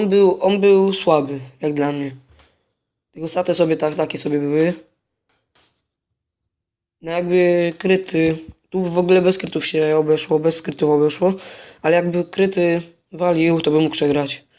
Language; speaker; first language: Polish; native; Polish